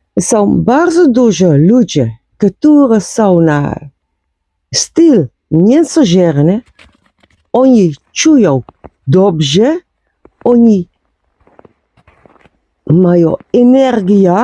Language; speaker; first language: Polish; non-native, learner; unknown